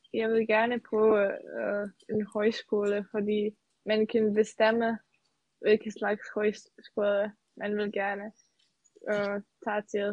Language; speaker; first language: Danish; non-native, fluent; Serbian